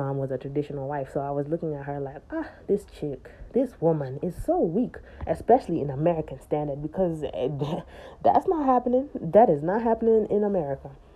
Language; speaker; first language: English; native; English